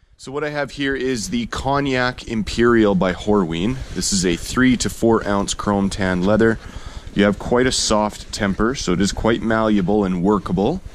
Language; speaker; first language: English; native; English